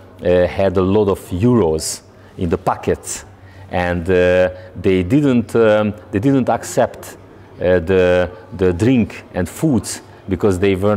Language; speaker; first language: English; non-native, learner; Hungarian